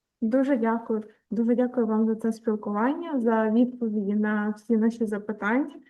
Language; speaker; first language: Ukrainian; native; Ukrainian